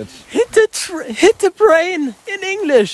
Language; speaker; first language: English; non-native, learner; German